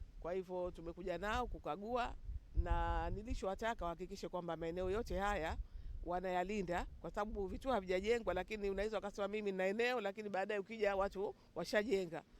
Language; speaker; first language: Swahili; native; Swahili